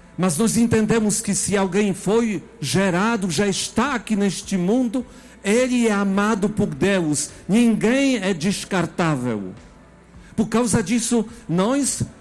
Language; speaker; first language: Portuguese; non-native, fluent; Polish